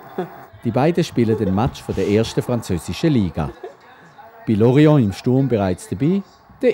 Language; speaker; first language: German; native; German